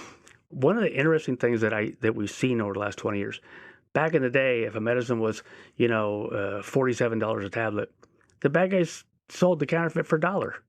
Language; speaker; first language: English; native; English